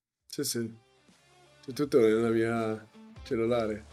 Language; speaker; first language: Italian; non-native, learner; German